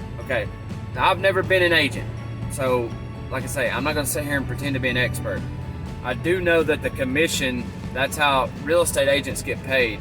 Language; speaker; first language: English; native; English